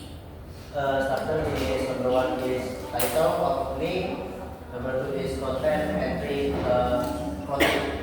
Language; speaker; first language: English; non-native, learner; Indonesian